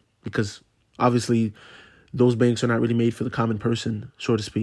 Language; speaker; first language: English; native; English